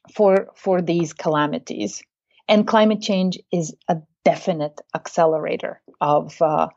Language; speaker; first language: English; non-native, fluent; Bulgarian